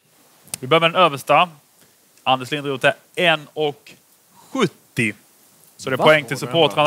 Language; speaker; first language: Swedish; native; Swedish